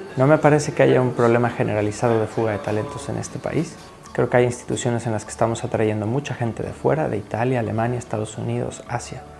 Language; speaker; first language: Spanish; native; Spanish